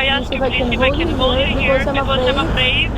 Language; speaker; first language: English; non-native, learner; Russian